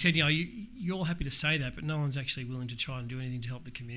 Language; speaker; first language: English; native; English